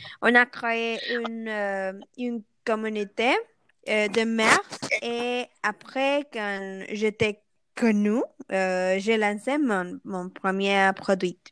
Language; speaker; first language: French; non-native, learner; Spanish